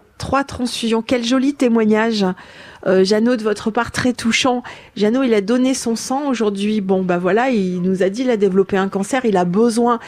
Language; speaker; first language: French; native; French